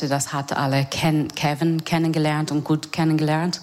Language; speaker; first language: German; non-native, fluent; English